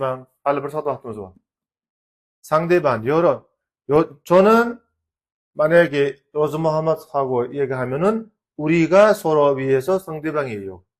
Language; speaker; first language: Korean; non-native, fluent; Uzbek